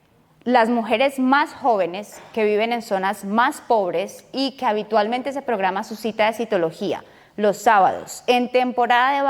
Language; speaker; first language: Spanish; native; Spanish